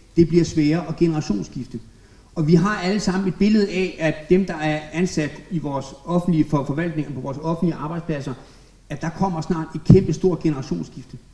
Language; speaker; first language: Danish; native; Danish